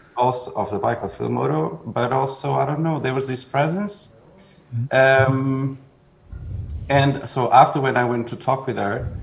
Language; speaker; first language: English; non-native, fluent; Portuguese